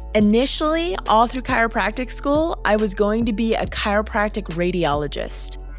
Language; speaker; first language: English; native; English